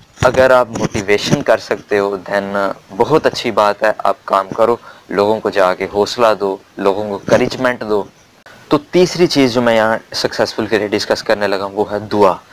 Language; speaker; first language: Urdu; native; Urdu